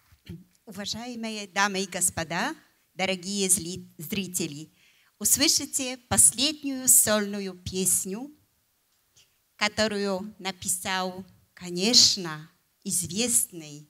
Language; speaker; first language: Russian; non-native, fluent; Polish